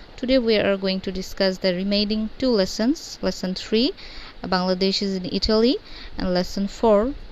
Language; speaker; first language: English; non-native, local second language; Bangla